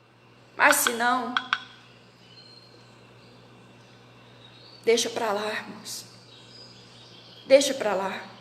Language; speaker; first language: Portuguese; native; Portuguese